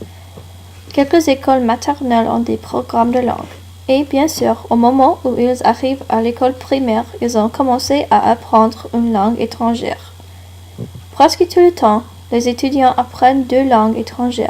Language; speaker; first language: French; non-native, learner; English